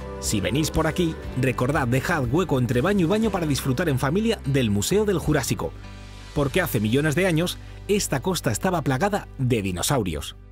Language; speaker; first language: Spanish; native; Spanish